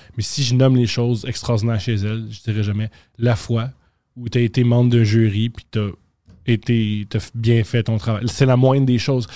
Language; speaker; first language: French; native; French